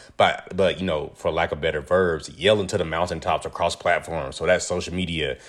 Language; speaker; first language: English; native; English